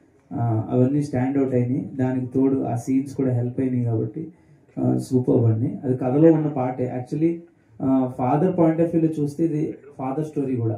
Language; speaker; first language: Telugu; native; Telugu